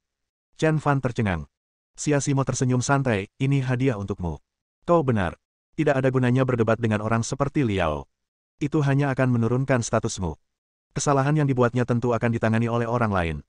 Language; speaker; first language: Indonesian; native; Indonesian